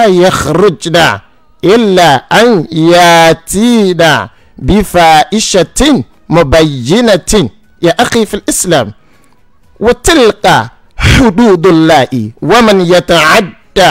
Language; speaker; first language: Arabic; non-native, learner; Yoruba